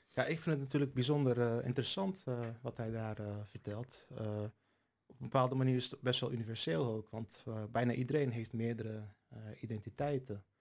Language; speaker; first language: Dutch; early bilingual, other home language; Turkish